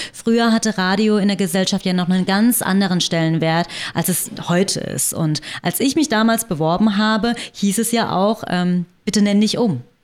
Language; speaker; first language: German; early bilingual, other home language; Vietnamese